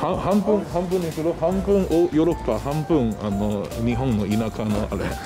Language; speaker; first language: Japanese; native; Japanese